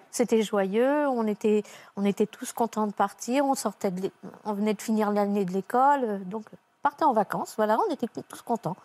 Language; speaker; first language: French; native; French